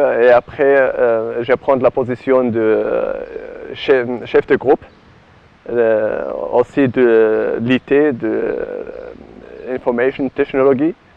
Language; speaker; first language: French; non-native, learner; Arabic